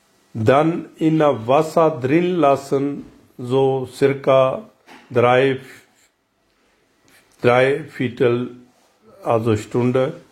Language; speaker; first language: German; non-native, learner; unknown